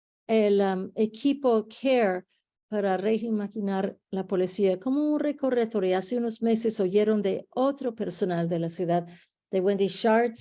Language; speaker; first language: Spanish; early bilingual, heritage; Spanish